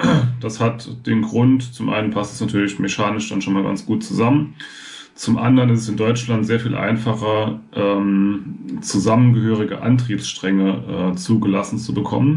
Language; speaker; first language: German; native; German